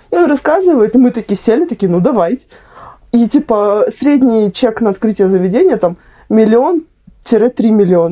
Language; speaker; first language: Russian; native; Russian